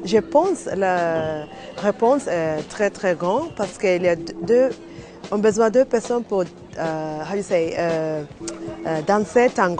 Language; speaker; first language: French; non-native, learner; Swahili